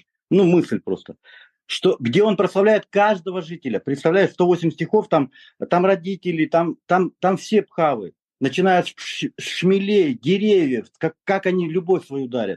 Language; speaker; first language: Russian; native; Russian